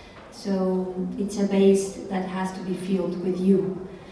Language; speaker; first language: English; non-native, fluent; Spanish